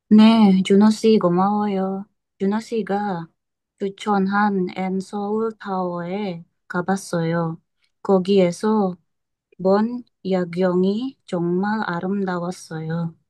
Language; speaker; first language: Korean; non-native, learner; Indonesian